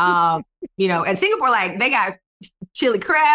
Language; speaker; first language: English; native; English